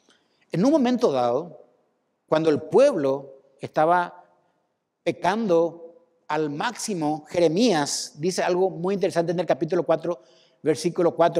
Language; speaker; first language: Spanish; native; Spanish